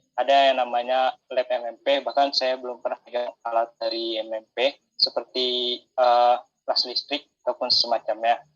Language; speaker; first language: Indonesian; native; Indonesian